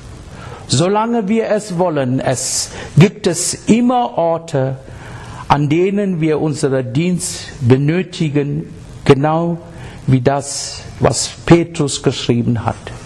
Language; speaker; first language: German; non-native, learner; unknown